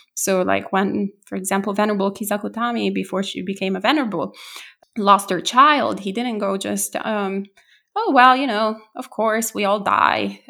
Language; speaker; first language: English; non-native, fluent; Italian